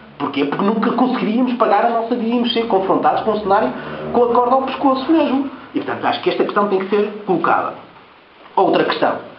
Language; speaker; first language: Portuguese; early bilingual, heritage; Portuguese